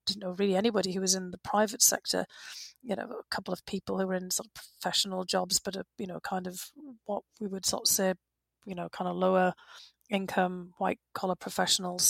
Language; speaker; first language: English; native; English